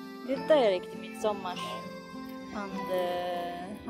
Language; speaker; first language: Swedish; non-native, learner; Japanese